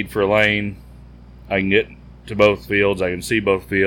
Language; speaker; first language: English; native; English